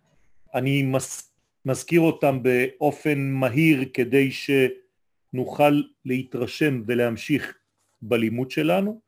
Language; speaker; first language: Hebrew; non-native, fluent; French